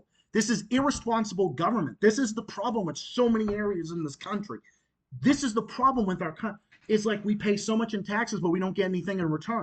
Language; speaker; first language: English; native; English